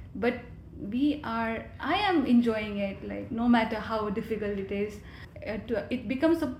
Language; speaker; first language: English; non-native, local second language; Nepali